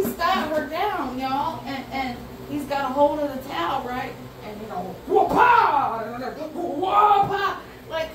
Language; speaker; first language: English; native; English